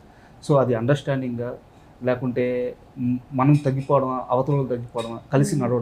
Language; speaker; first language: Telugu; native; Telugu